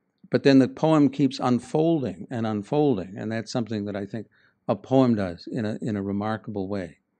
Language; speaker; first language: English; native; English